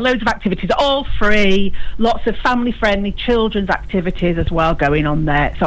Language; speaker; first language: English; native; English